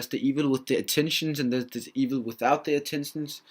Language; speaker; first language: English; non-native, fluent; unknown